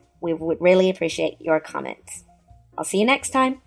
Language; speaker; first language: English; non-native, fluent; Chinese